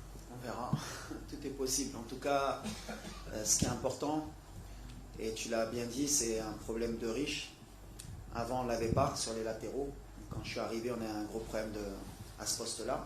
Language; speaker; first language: French; native; French